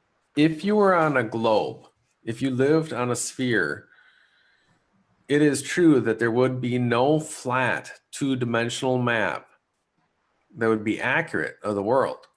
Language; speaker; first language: English; native; English